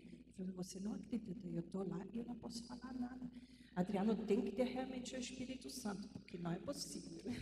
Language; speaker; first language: Portuguese; non-native, fluent; German